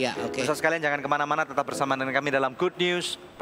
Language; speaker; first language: Indonesian; native; Indonesian